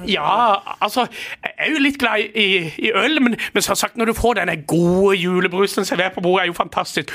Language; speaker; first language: Norwegian; native; Norwegian